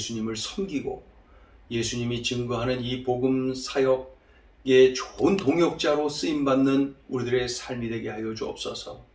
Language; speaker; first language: Korean; native; Korean